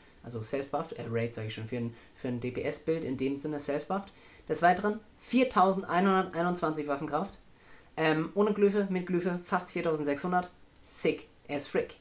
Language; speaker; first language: German; native; German